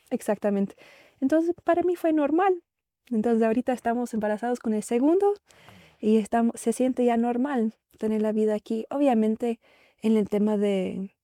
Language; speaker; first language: Spanish; non-native, fluent; English